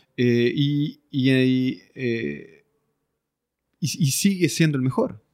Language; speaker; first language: Spanish; early bilingual, other home language; French